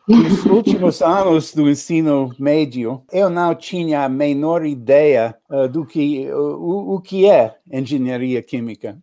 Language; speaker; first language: Portuguese; non-native, learner; English